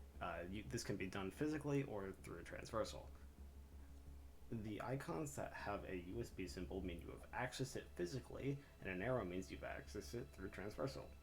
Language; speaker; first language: English; native; English